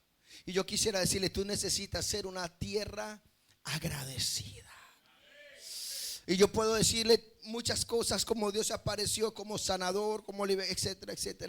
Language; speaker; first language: Spanish; native; Spanish